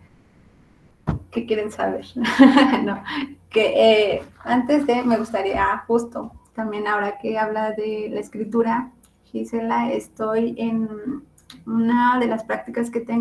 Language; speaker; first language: Spanish; non-native, local second language; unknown